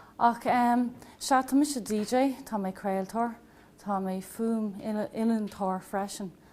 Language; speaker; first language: Irish; non-native, local second language; English